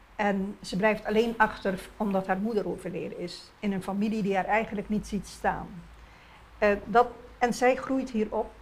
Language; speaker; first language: Dutch; non-native, local second language; Papiamento